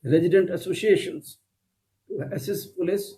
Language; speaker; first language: English; non-native, local second language; Kannada